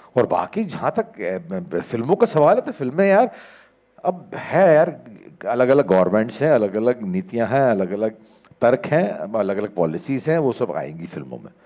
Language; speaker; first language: Hindi; native; Hindi